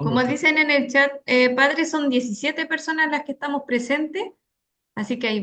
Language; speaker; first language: Spanish; native; Spanish